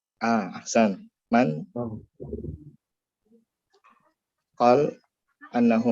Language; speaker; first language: Arabic; non-native, fluent; Indonesian